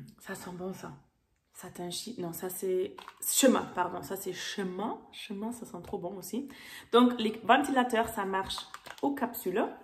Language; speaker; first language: French; non-native, fluent; German